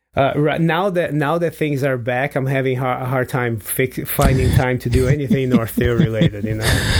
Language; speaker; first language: English; non-native, fluent; Portuguese